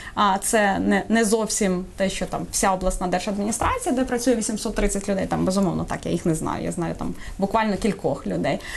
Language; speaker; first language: Ukrainian; native; Ukrainian